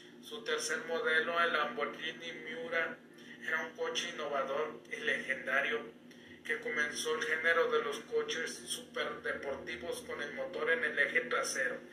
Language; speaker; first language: Spanish; native; Spanish